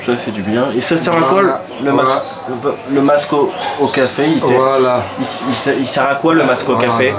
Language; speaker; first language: French; native; French